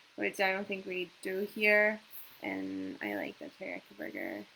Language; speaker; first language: English; non-native, fluent; Japanese